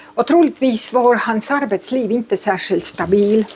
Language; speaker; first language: Swedish; non-native, fluent; Estonian